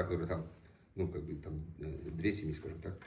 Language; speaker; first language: Russian; early bilingual, heritage; Russian